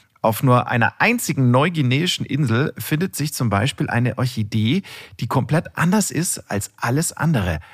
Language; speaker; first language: German; native; German